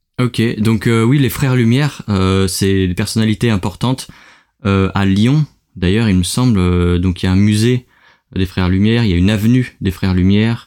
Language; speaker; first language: French; native; French